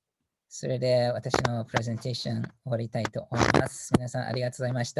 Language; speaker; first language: Japanese; non-native, fluent; English